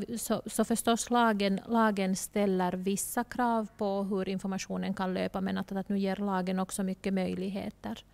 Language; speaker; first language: Swedish; non-native, local second language; Finnish